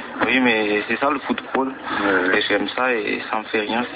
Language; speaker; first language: French; non-native, local second language; Malagasy